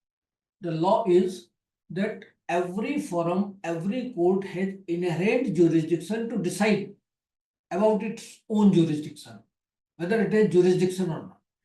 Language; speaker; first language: English; non-native, local second language; Hindi